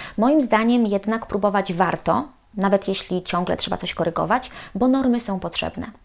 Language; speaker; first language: Polish; native; Polish